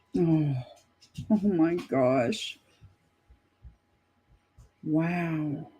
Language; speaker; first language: English; native; English